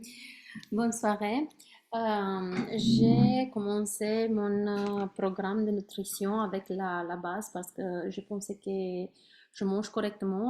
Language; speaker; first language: French; non-native, learner; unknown